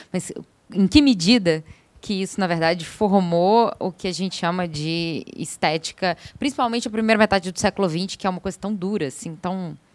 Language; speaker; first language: Portuguese; native; Portuguese